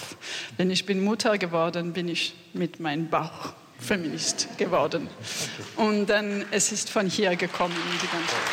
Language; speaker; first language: German; non-native, learner; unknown